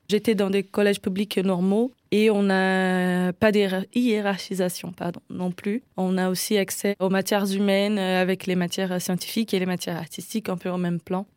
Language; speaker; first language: French; non-native, fluent; Portuguese